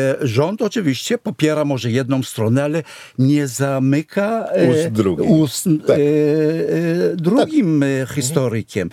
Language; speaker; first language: Polish; non-native, fluent; Hebrew